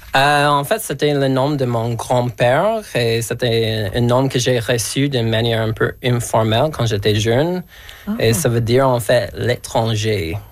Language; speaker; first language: French; non-native, local second language; English